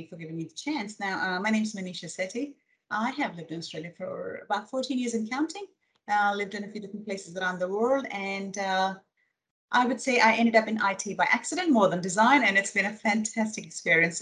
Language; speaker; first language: English; non-native, local second language; Hindi